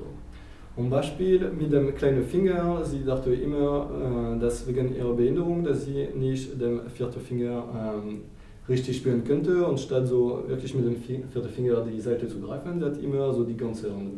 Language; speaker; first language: German; non-native, fluent; French